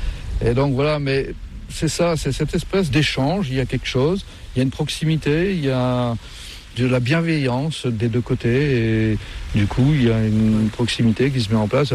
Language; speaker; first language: French; native; French